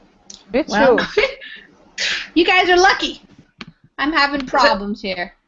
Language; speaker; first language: English; native; English